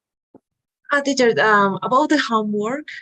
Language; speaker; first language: English; non-native, learner; Spanish